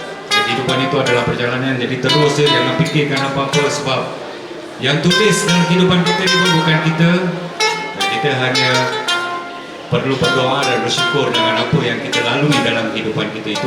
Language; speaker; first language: Malay; native; Malay